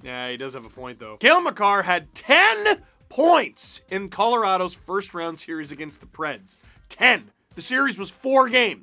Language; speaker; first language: English; native; English